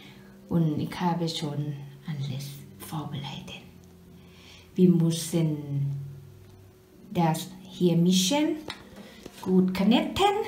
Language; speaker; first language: German; non-native, learner; Thai